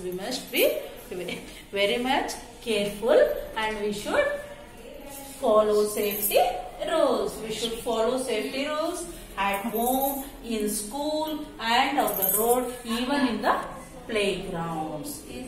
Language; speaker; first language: English; non-native, local second language; Kannada